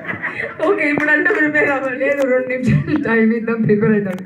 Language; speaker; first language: Telugu; native; Telugu